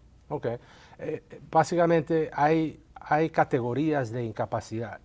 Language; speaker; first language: Spanish; native; Spanish